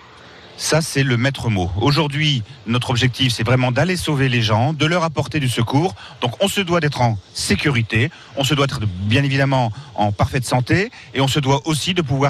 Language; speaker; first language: French; native; French